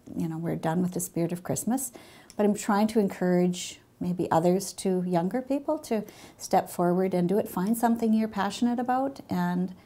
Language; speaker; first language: English; native; English